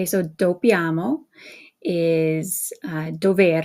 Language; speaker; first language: Italian; non-native, fluent; English